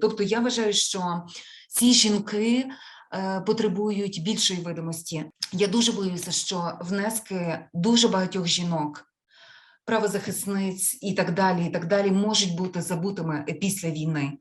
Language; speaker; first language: Ukrainian; native; Ukrainian